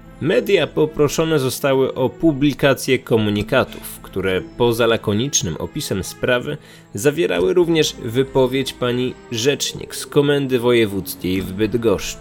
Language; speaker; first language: Polish; native; Polish